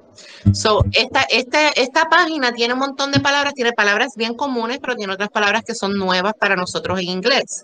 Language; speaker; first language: Spanish; native; Spanish